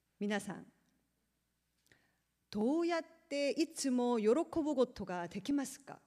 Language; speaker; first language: Japanese; non-native, learner; Korean